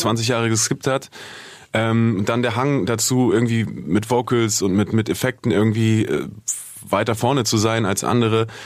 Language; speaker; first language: German; native; German